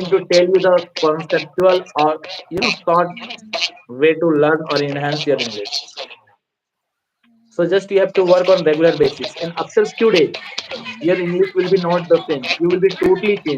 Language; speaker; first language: English; non-native, fluent; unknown